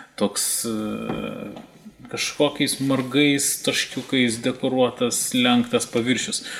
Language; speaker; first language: Lithuanian; native; Lithuanian